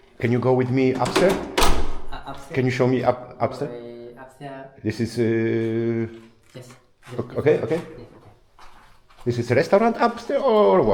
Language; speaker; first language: English; non-native, learner; Polish